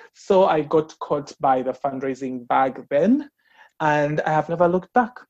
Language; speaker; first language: English; non-native, local second language; Ganda